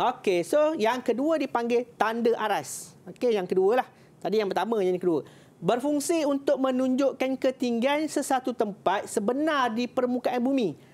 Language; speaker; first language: Malay; native; Malay